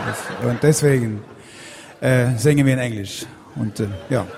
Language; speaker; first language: German; non-native, fluent; Swedish